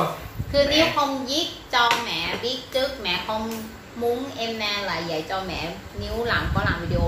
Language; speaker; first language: Vietnamese; non-native, learner; Thai